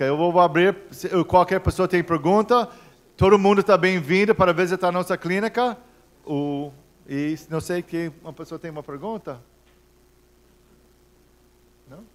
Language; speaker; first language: Portuguese; non-native, fluent; English